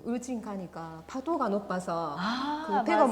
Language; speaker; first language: Korean; non-native, fluent; Japanese